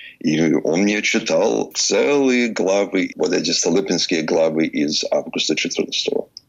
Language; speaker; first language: Russian; early bilingual, heritage; English